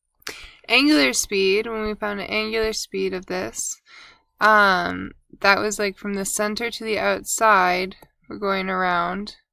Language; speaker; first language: English; native; English